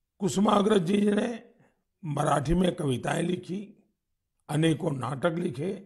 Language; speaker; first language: Hindi; non-native, local second language; Gujarati